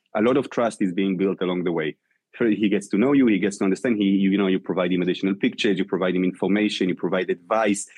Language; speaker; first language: English; non-native, fluent; Hebrew